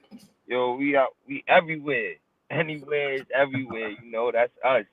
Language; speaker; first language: English; native; English